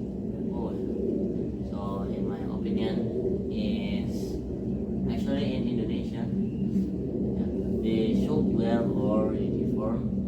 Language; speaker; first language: English; non-native, learner; Indonesian